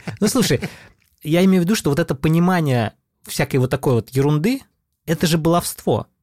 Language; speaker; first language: Russian; native; Russian